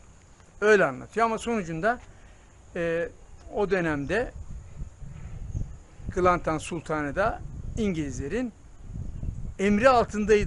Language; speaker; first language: Turkish; native; Turkish